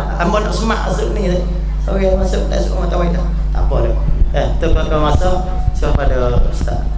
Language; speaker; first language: Malay; native; Malay